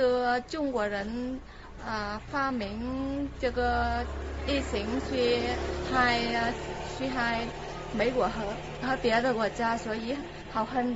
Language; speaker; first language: Chinese; non-native, fluent; Vietnamese